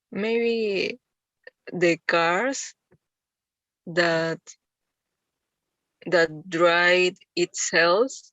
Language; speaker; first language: English; non-native, learner; Spanish